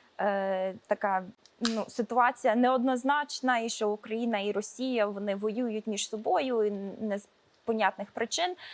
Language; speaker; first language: Ukrainian; early bilingual, heritage; Ukrainian